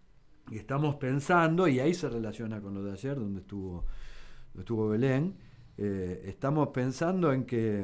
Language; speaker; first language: Spanish; native; Spanish